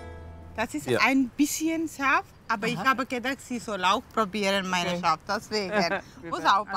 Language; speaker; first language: German; non-native, learner; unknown